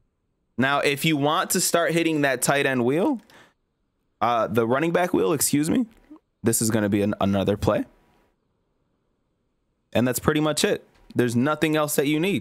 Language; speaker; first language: English; native; English